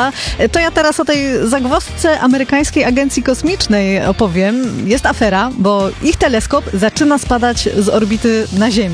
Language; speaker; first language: Polish; native; Polish